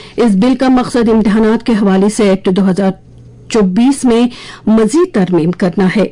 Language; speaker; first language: Urdu; non-native, local second language; Kashmiri